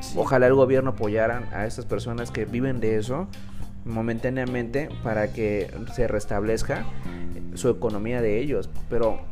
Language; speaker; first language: Spanish; native; Spanish